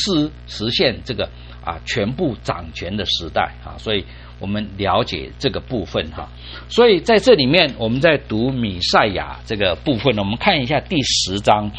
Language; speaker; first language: Chinese; native; Chinese